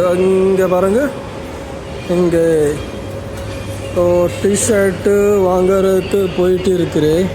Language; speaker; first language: Tamil; non-native, learner; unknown